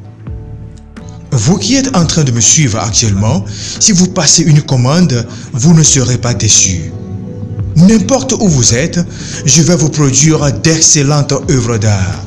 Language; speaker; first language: French; non-native, local second language; Ewe